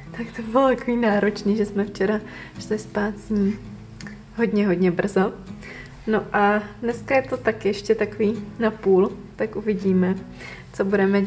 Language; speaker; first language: Czech; native; Czech